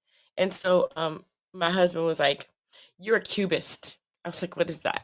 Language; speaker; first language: English; native; English